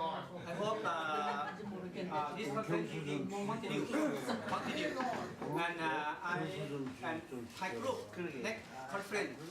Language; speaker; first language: English; non-native, learner; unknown